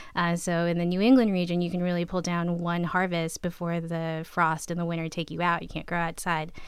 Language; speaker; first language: English; native; English